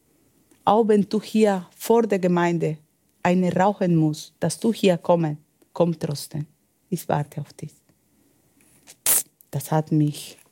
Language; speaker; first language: German; non-native, fluent; Spanish